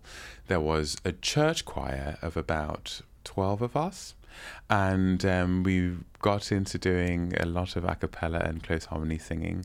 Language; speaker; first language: English; non-native, local second language; Yoruba